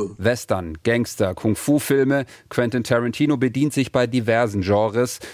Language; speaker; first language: German; native; German